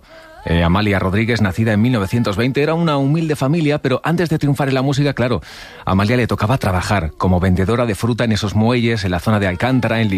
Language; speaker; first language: Spanish; native; Spanish